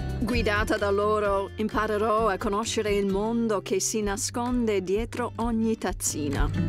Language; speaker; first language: Italian; non-native, fluent; English